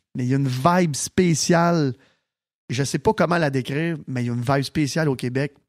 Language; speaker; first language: French; native; French